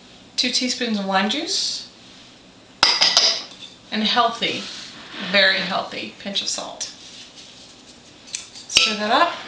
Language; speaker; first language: English; native; English